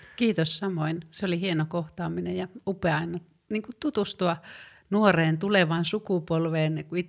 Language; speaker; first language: Finnish; native; Finnish